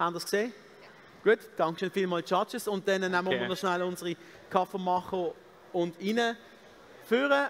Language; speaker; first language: German; native; German